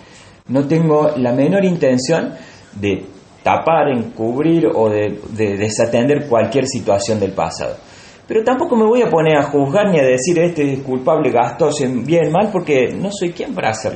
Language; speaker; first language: Spanish; native; Spanish